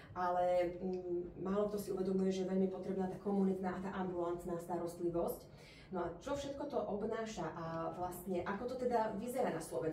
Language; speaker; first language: Slovak; native; Slovak